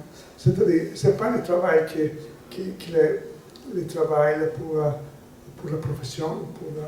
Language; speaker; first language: French; non-native, learner; Italian